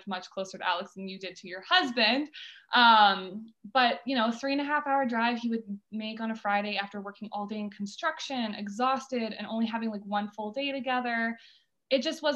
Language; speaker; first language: English; native; English